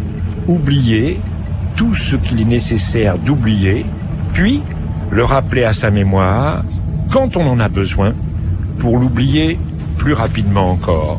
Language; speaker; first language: French; native; French